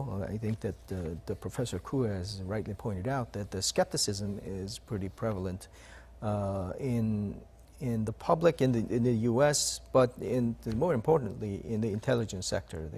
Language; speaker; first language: English; non-native, fluent; Korean